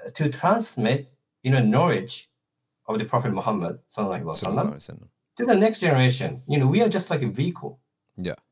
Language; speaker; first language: English; non-native, fluent; Japanese